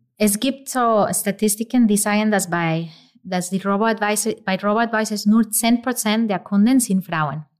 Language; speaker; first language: German; non-native, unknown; Spanish